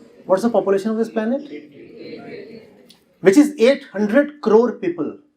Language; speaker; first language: English; non-native, local second language; Hindi